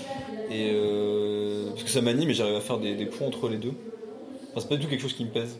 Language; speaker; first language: French; native; French